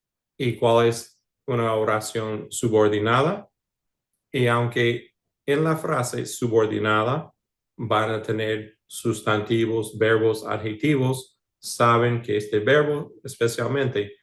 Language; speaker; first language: Spanish; non-native, fluent; English